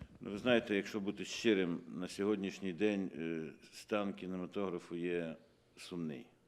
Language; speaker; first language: Ukrainian; native; Ukrainian